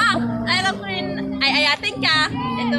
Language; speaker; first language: Filipino; non-native, learner; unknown